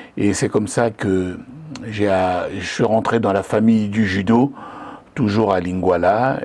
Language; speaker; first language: French; non-native, local second language; Lingala